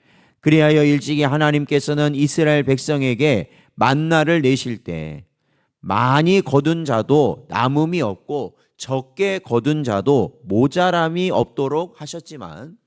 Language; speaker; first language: Korean; native; Korean